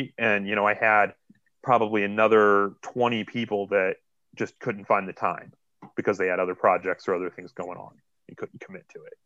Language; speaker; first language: English; native; English